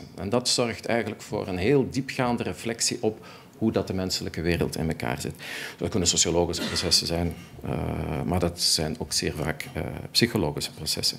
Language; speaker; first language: Dutch; native; Dutch